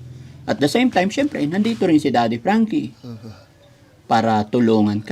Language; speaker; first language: Filipino; native; Filipino